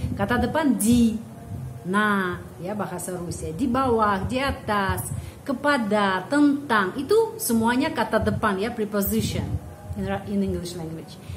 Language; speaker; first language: Indonesian; non-native, fluent; Russian